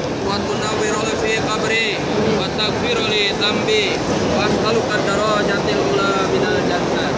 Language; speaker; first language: Arabic; non-native, fluent; Indonesian